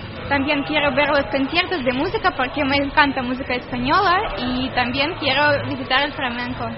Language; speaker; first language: Spanish; non-native, learner; Russian